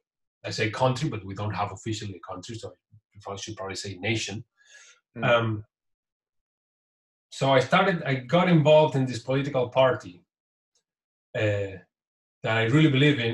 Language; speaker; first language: English; non-native, fluent; Catalan